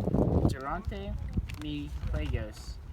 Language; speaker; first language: Spanish; non-native, learner; English